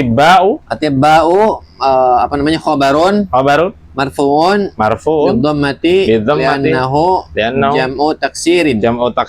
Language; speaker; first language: Arabic; non-native, learner; Indonesian